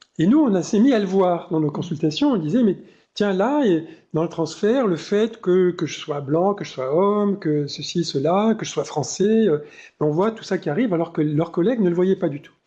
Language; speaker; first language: French; native; French